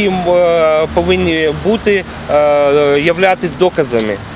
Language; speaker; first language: Ukrainian; non-native, local second language; Russian